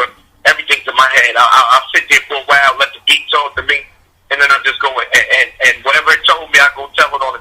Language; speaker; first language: English; native; English